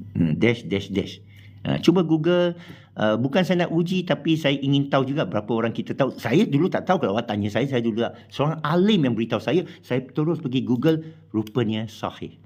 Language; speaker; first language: Malay; non-native, local second language; Chinese